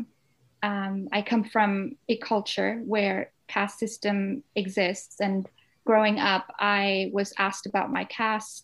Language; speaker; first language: English; non-native, fluent; Danish